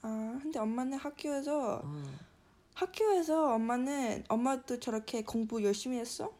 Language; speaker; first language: Korean; early bilingual, heritage; Korean